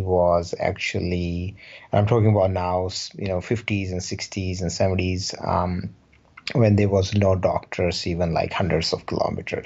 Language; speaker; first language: English; non-native, local second language; Rajasthani